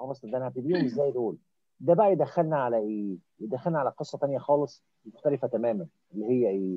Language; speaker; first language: Arabic; native; Arabic